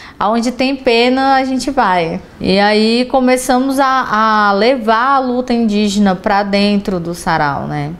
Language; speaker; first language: Portuguese; native; Portuguese